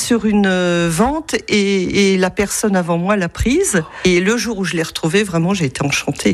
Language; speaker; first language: French; native; French